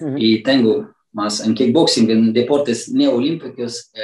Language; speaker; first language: Spanish; non-native, fluent; Romanian